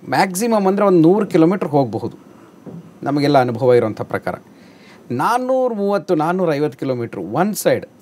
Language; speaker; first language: Kannada; native; Kannada